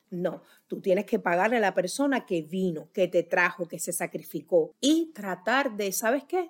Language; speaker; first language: Spanish; native; Spanish